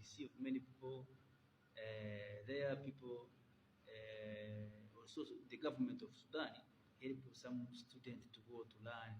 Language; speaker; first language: English; non-native, learner; Kinyarwanda